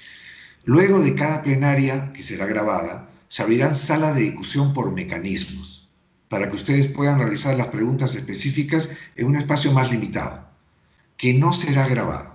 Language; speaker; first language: Spanish; native; Spanish